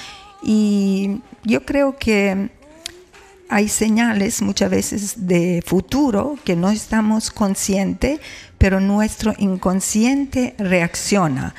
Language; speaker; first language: Spanish; non-native, fluent; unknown